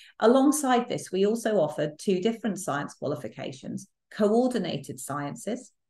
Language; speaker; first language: English; native; English